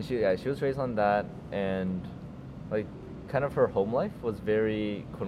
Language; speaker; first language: English; native; English